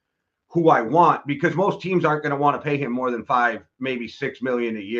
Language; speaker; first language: English; native; English